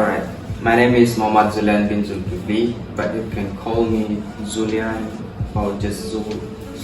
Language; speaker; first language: English; non-native, local second language; Malay